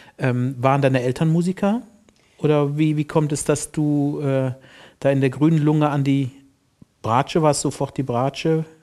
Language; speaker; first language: German; native; German